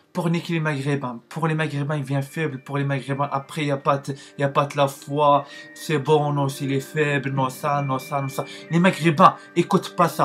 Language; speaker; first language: French; non-native, learner; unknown